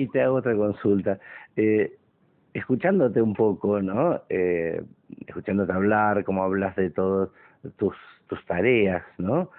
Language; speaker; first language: Spanish; native; Spanish